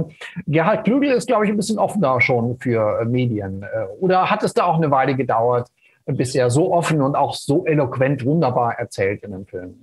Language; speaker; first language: German; native; German